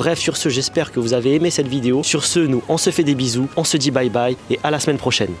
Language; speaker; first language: French; native; French